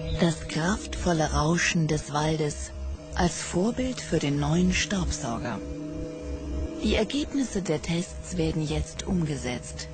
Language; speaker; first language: German; native; German